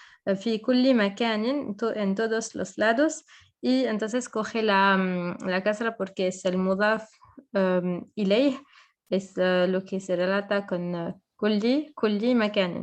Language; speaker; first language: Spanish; non-native, fluent; French